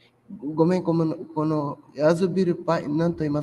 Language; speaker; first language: Japanese; non-native, fluent; Portuguese